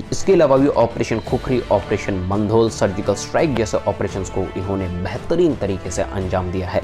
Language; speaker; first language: Hindi; native; Hindi